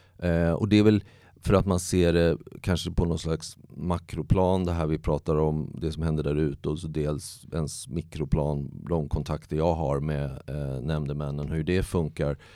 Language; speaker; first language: Swedish; native; Swedish